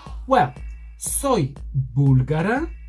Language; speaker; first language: Spanish; non-native, fluent; Bulgarian